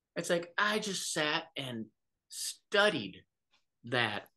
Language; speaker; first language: English; native; English